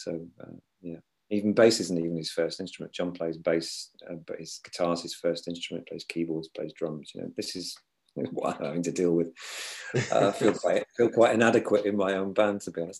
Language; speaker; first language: English; native; English